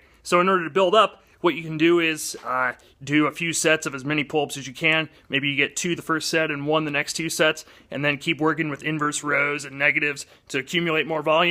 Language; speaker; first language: English; native; English